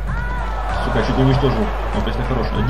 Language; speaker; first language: Russian; native; Russian